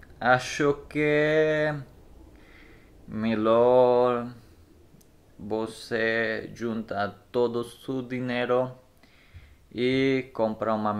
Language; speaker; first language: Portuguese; non-native, learner; Spanish